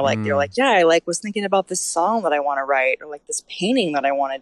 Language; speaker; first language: English; native; English